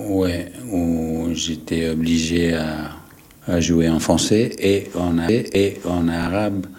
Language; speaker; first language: French; non-native, fluent; English